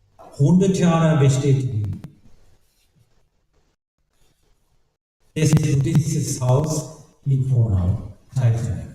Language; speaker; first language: German; non-native, learner; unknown